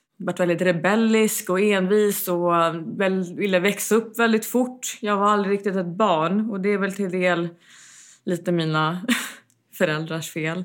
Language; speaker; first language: Swedish; early bilingual, heritage; Swedish